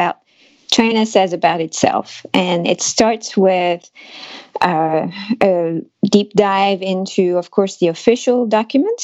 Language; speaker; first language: English; non-native, fluent; French